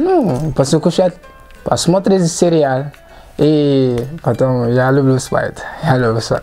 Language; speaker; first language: Russian; non-native, learner; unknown